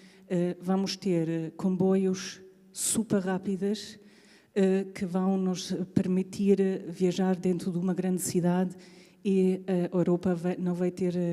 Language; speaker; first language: Portuguese; non-native, fluent; German